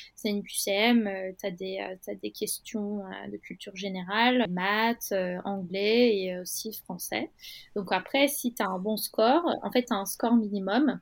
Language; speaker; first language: French; non-native, fluent; Turkish